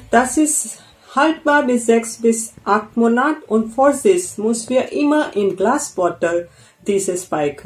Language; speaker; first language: German; non-native, learner; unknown